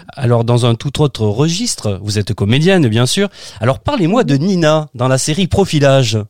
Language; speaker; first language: French; native; French